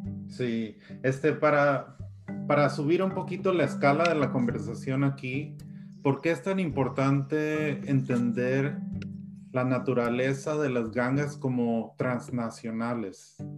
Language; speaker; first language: Spanish; early bilingual, heritage; Spanish